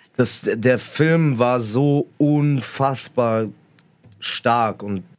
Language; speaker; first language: German; early bilingual, other home language; Arabic